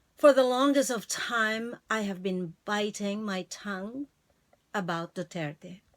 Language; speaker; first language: English; non-native, local second language; Filipino